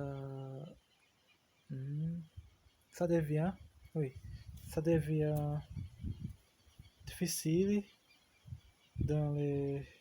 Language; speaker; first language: French; non-native, learner; Portuguese